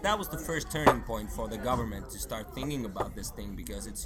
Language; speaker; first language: English; non-native, fluent; Swedish